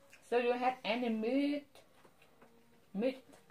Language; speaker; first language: English; non-native, learner; Vietnamese